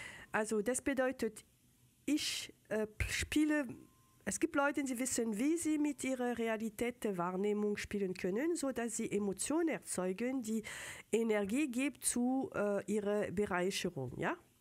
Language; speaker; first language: German; non-native, fluent; French